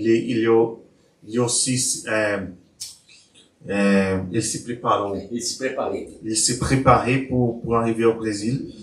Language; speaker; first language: French; non-native, learner; Portuguese